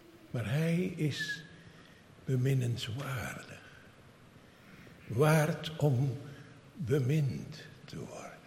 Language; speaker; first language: Dutch; native; Dutch